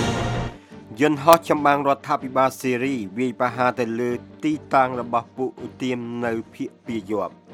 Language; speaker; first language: Khmer; native; Khmer